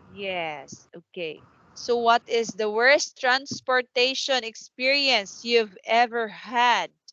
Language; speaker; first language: English; non-native, fluent; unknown